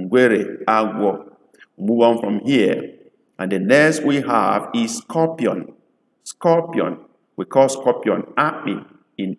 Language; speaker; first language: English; non-native, local second language; Igbo